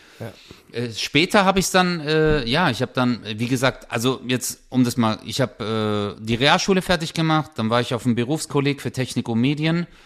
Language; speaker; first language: German; early bilingual, other home language; Turkish